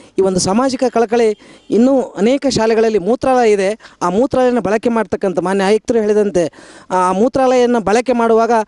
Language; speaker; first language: Kannada; native; Kannada